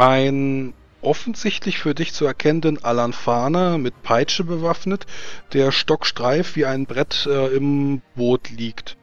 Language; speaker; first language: German; native; German